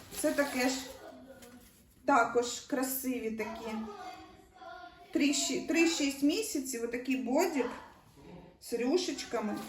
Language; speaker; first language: Ukrainian; native; Ukrainian